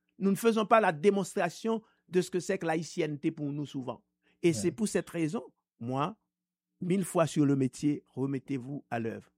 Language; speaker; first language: French; non-native, local second language; Haitian Creole